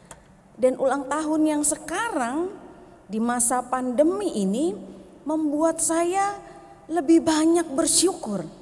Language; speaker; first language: Indonesian; native; Indonesian